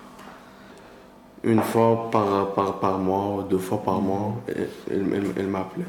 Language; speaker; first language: French; non-native, learner; Persian